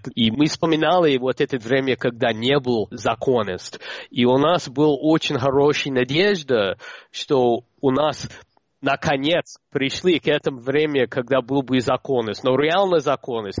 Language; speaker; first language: Russian; non-native, fluent; English